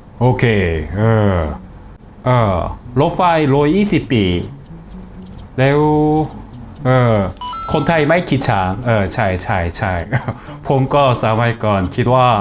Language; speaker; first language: Thai; non-native, fluent; Korean